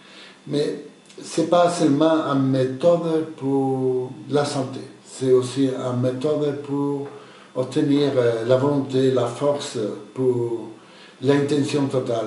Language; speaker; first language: French; non-native, fluent; Spanish